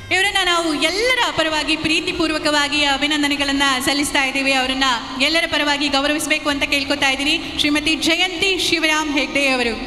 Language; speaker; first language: Kannada; native; Kannada